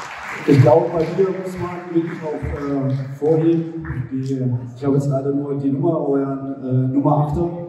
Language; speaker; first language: German; native; German